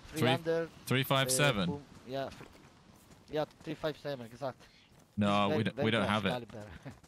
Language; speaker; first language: English; non-native, fluent; Italian